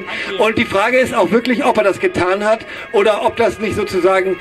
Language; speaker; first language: German; native; German